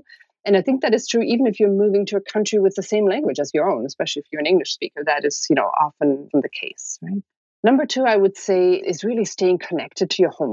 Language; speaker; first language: English; non-native, fluent; German